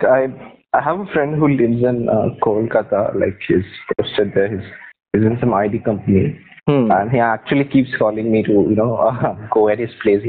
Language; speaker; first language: English; non-native, local second language; Bangla